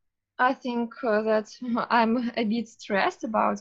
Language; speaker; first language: English; non-native, fluent; Russian